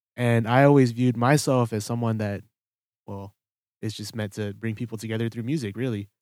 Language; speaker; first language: English; early bilingual, other home language; Filipino